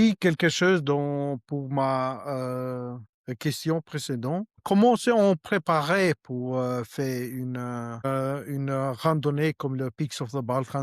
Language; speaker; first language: French; non-native, learner; Albanian